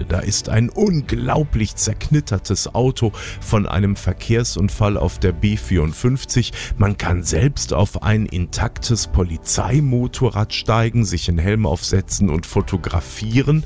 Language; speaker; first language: German; native; German